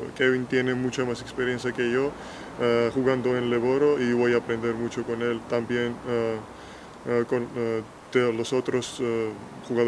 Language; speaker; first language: Spanish; non-native, fluent; Georgian